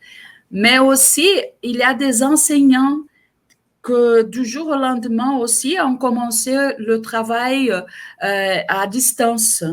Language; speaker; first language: French; non-native, fluent; Portuguese